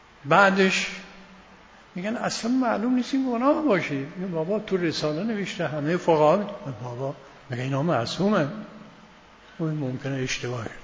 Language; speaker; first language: Persian; native; Persian